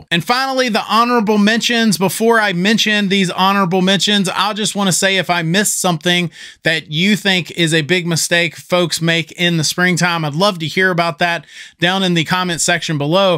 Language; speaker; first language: English; native; English